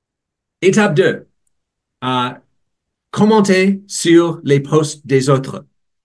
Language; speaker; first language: French; non-native, learner; English